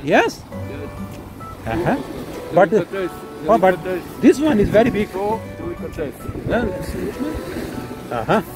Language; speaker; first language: English; non-native, local second language; Urdu